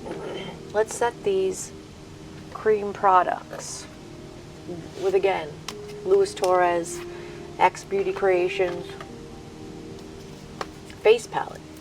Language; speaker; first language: English; native; English